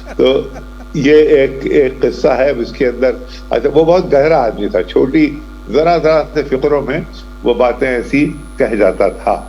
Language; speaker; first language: Urdu; native; Urdu